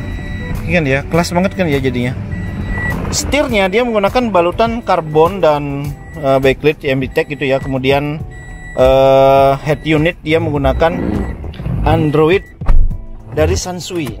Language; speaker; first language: Indonesian; native; Indonesian